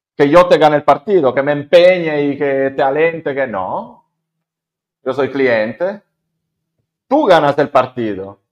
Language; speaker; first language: Spanish; non-native, fluent; Italian